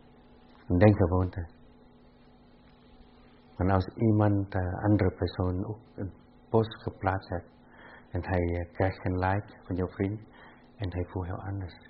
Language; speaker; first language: Dutch; non-native, fluent; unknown